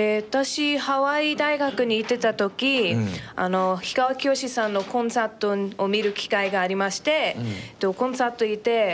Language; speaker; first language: Japanese; non-native, fluent; English